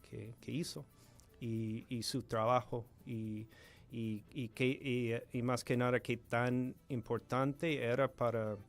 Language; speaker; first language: Spanish; non-native, fluent; English